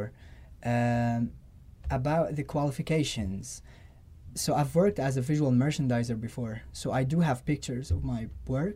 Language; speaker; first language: English; non-native, fluent; Arabic